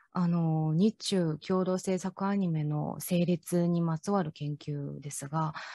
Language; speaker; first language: Japanese; non-native, fluent; Chinese